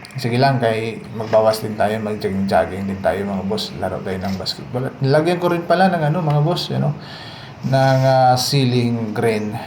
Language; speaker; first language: Filipino; non-native, local second language; Cebuano